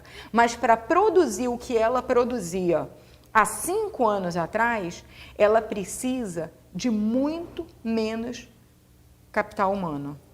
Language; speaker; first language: Portuguese; native; Portuguese